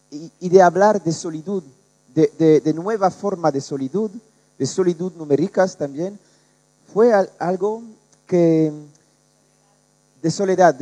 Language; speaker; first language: Spanish; non-native, learner; French